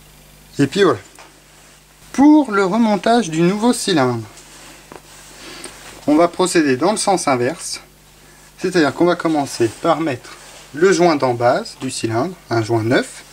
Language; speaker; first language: French; native; French